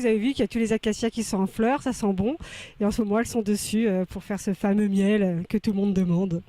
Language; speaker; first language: French; native; French